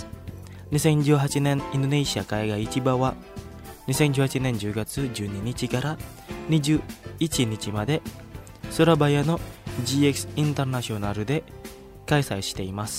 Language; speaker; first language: Japanese; non-native, fluent; Indonesian